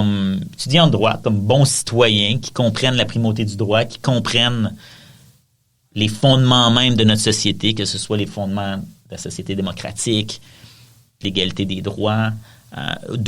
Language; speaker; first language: French; native; French